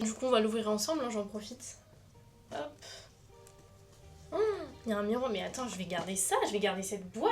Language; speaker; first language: French; native; French